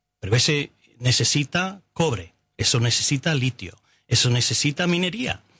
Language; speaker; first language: Spanish; non-native, fluent; English